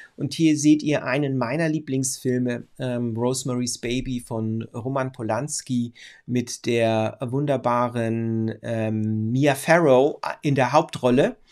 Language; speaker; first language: German; native; German